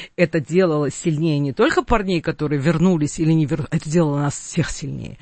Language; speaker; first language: Russian; non-native, local second language; Armenian